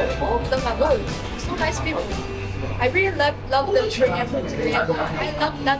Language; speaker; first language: English; non-native, learner; Chinese